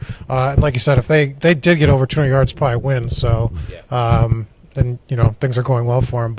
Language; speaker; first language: English; native; English